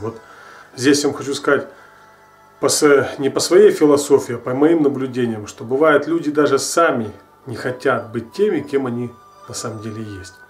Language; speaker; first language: Russian; native; Russian